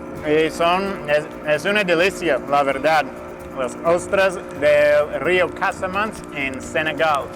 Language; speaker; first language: Spanish; non-native, fluent; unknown